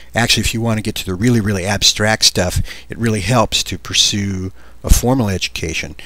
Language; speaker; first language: English; native; English